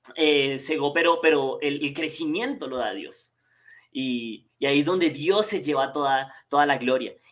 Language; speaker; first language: Spanish; native; Spanish